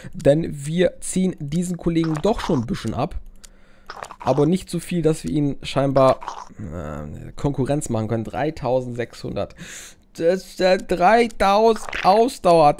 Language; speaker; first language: German; native; German